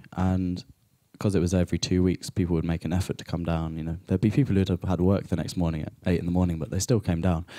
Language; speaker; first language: English; native; English